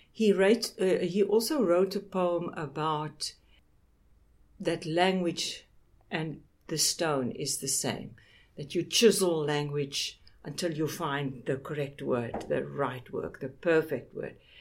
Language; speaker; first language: English; non-native, local second language; Afrikaans